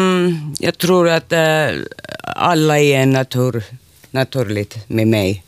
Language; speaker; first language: Swedish; non-native, local second language; Finnish